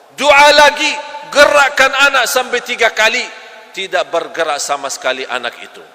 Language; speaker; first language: Malay; non-native, fluent; Arabic